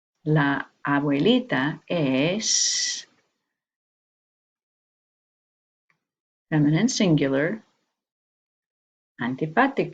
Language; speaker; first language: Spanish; non-native, fluent; English